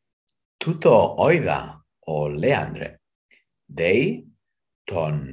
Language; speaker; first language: Greek; non-native, fluent; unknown